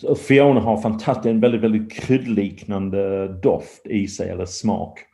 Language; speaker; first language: Swedish; non-native, fluent; English